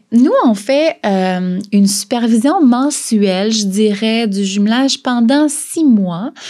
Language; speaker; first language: French; native; French